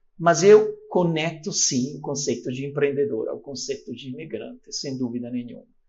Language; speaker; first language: Portuguese; non-native, fluent; Italian